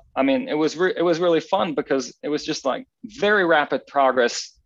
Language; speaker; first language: English; non-native, fluent; Dutch